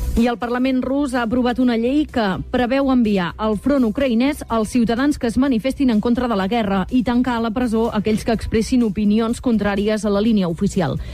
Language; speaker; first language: Catalan; native; Catalan